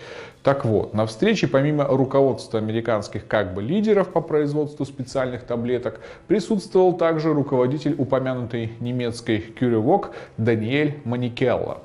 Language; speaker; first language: Russian; native; Russian